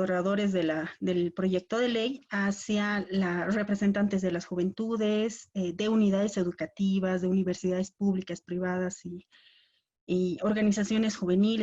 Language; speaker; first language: Spanish; native; Spanish